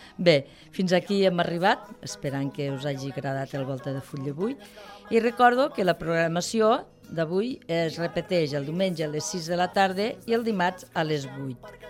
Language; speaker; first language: Catalan; native; Catalan